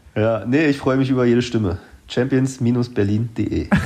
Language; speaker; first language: German; native; German